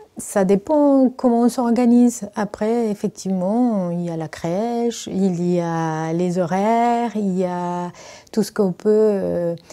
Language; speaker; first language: French; non-native, fluent; Spanish